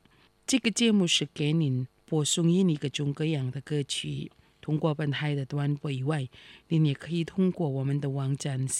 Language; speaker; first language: Chinese; non-native, fluent; Indonesian